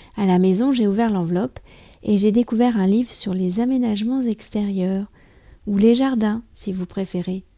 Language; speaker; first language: French; native; French